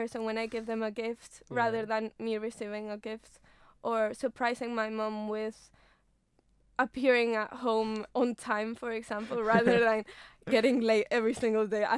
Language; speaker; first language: English; non-native, fluent; Spanish